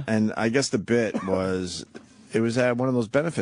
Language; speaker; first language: English; native; English